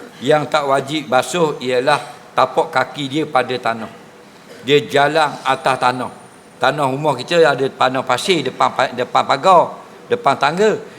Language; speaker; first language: Malay; native; Malay